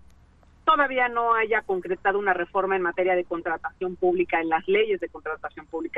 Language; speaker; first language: Spanish; native; Spanish